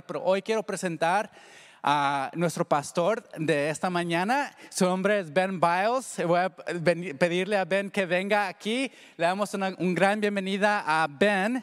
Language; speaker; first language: Spanish; early bilingual, heritage; Spanish